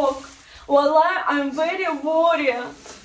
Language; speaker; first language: English; non-native, learner; Russian